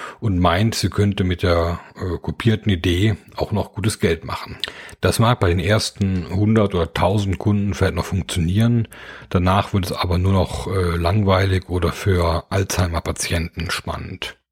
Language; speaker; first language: German; native; German